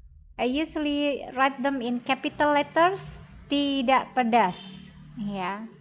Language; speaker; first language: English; non-native, fluent; Indonesian